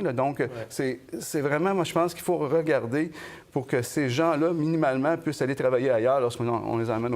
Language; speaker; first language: French; native; French